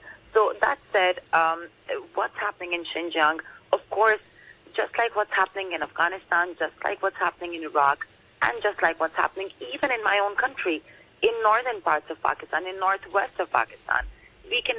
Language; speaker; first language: English; non-native, local second language; Urdu